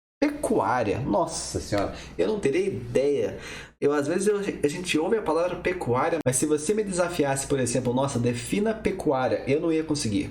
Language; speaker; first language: Portuguese; native; Portuguese